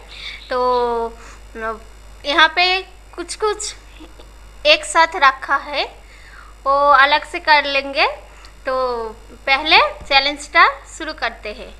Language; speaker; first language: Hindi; non-native, local second language; Bangla